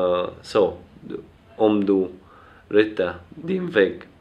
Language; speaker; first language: Swedish; non-native, fluent; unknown